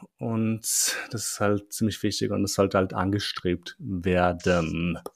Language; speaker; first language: German; early bilingual, other home language; Albanian